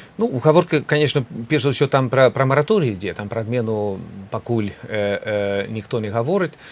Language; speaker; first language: Belarusian; non-native, fluent; Swedish